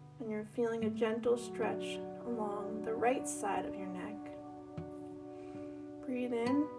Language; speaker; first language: English; native; English